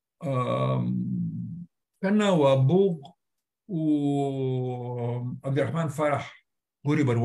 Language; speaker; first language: Somali; non-native, fluent; Italian